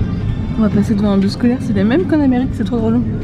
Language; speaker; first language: French; native; French